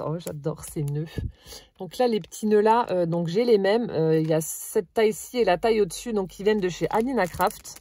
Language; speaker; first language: French; native; French